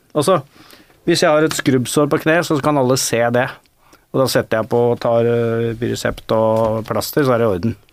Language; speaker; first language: Norwegian; native; Norwegian